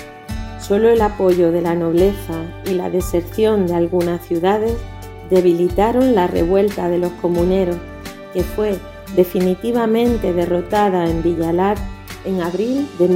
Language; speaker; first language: Spanish; native; Spanish